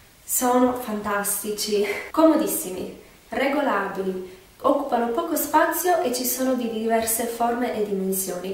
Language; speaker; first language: Italian; native; Italian